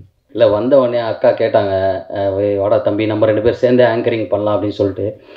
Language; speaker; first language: Tamil; native; Tamil